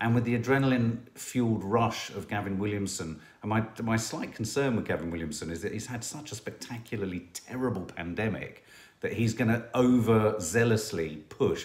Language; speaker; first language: English; native; English